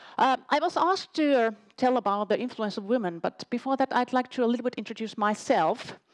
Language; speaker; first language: English; non-native, fluent; Finnish